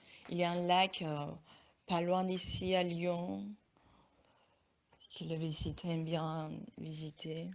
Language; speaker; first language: French; non-native, fluent; Spanish